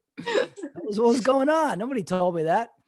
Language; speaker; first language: English; native; English